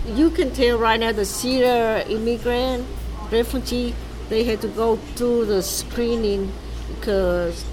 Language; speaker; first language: English; non-native, learner; Vietnamese